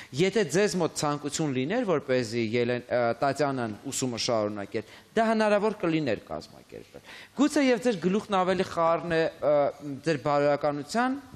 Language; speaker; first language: Armenian; native; Armenian